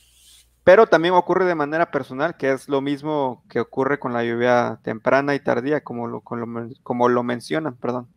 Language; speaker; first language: Spanish; native; Spanish